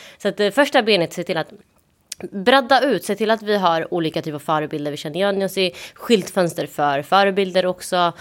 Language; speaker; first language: Swedish; early bilingual, other home language; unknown